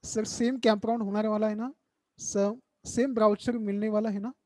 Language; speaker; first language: Hindi; non-native, local second language; Marathi